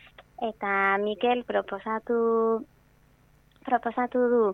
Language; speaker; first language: Basque; non-native, learner; Spanish